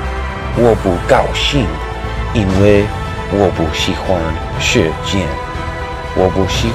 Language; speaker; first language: Chinese; non-native, learner; English